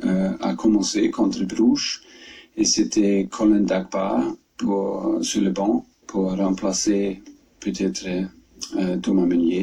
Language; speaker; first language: French; non-native, fluent; German